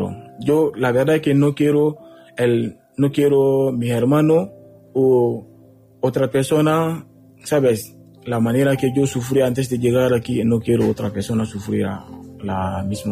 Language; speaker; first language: Spanish; non-native, learner; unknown